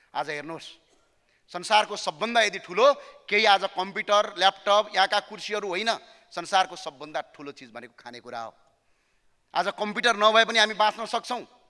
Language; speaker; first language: Nepali; native; Nepali